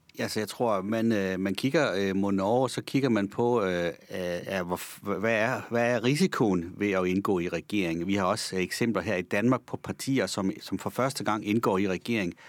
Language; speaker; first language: Danish; native; Danish